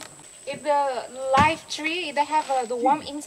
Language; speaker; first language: English; non-native, learner; Vietnamese